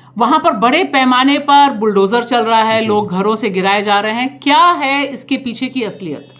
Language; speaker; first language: Hindi; native; Hindi